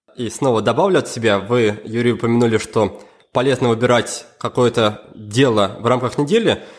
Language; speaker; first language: Russian; native; Russian